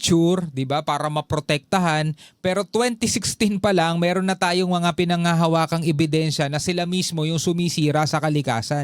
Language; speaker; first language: Filipino; native; Filipino